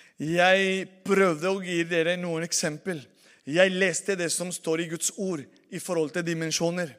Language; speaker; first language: Norwegian; non-native, fluent; Spanish